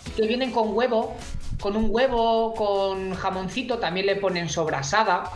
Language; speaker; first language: Spanish; native; Spanish